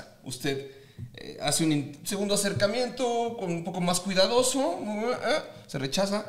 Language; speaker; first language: Spanish; native; Spanish